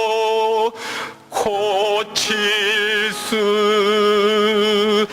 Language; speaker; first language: Korean; native; Korean